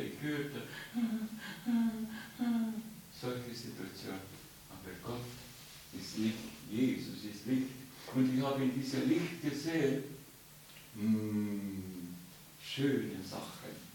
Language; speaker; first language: German; non-native, fluent; Estonian